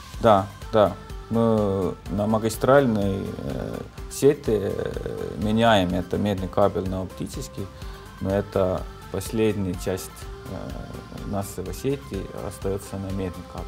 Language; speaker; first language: Russian; non-native, local second language; Estonian